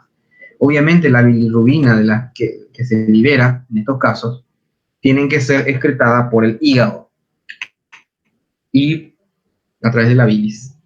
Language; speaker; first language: Spanish; native; Spanish